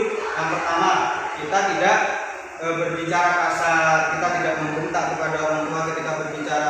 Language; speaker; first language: Indonesian; native; Indonesian